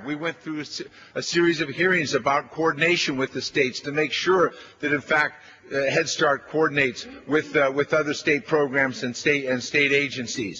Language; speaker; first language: English; native; English